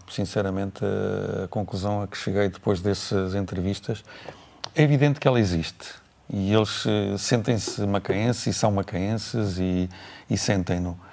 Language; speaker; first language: Portuguese; native; Portuguese